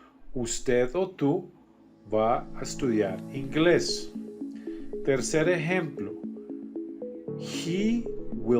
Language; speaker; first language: Spanish; non-native, fluent; English